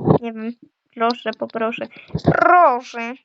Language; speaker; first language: Polish; native; Polish